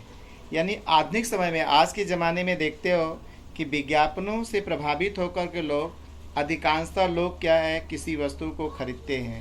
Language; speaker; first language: Hindi; native; Hindi